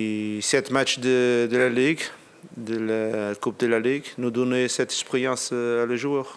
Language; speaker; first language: French; non-native, learner; Portuguese